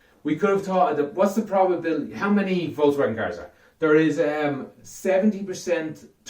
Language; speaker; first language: English; native; English